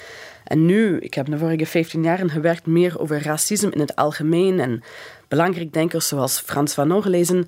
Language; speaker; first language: Dutch; non-native, fluent; English